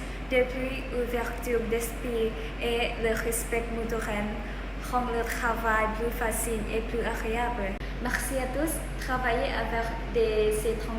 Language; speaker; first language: French; non-native, learner; Thai